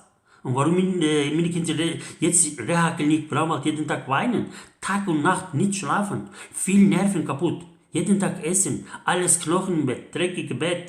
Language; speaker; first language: German; non-native, learner; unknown